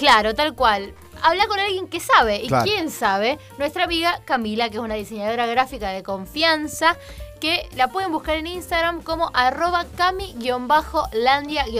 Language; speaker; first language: Spanish; native; Spanish